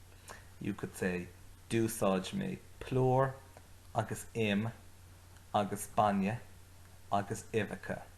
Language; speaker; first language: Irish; non-native, local second language; English